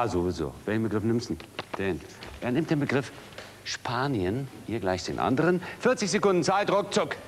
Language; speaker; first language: German; native; German